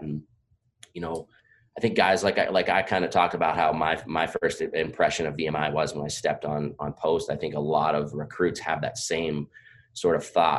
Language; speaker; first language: English; native; English